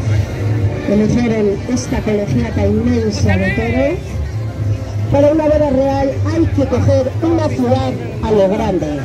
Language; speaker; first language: Spanish; native; Spanish